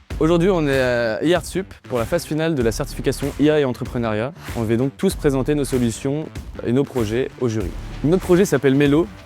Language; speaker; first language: French; non-native, fluent; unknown